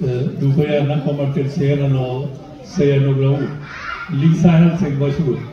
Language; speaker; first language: Swedish; non-native, fluent; Urdu